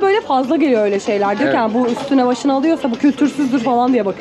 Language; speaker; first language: Turkish; native; Turkish